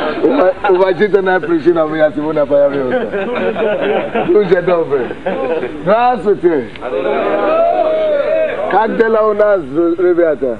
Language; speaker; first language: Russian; non-native, fluent; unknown